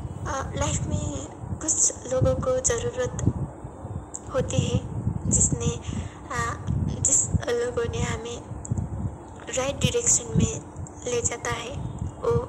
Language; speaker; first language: Hindi; non-native, learner; Nepali